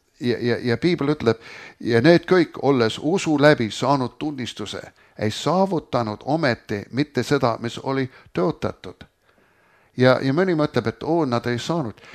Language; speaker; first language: Estonian; early bilingual, heritage; Estonian